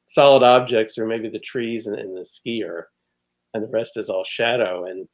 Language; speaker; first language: English; native; English